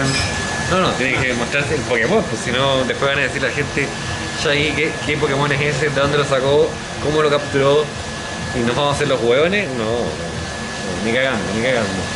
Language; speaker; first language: Spanish; native; Spanish